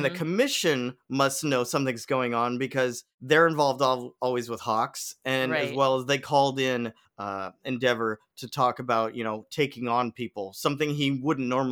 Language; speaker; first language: English; native; English